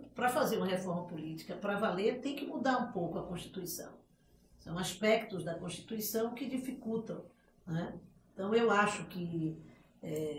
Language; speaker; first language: Portuguese; native; Portuguese